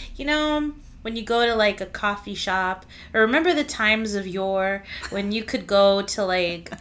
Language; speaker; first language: English; early bilingual, other home language; Spanish